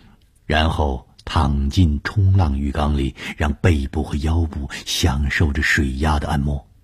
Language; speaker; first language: Chinese; native; Chinese